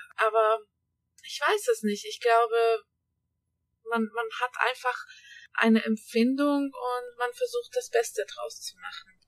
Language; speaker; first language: German; early bilingual, other home language; Hungarian